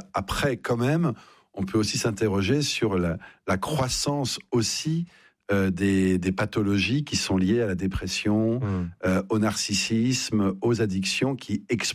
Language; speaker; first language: French; native; French